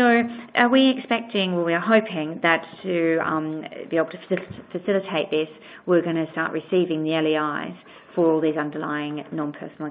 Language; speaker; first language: English; native; English